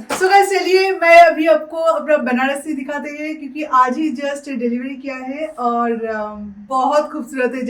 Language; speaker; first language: Hindi; non-native, local second language; Bangla